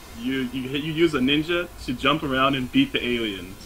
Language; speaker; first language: English; native; English